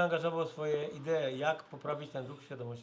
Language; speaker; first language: Polish; native; Polish